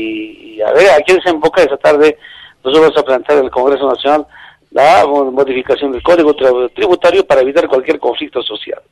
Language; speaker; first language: Spanish; native; Spanish